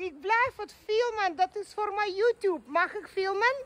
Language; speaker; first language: Dutch; non-native, learner; Russian